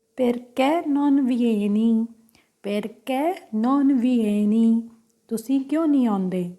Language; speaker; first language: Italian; non-native, fluent; Punjabi